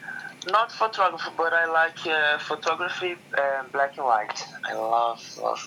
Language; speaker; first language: English; non-native, learner; Portuguese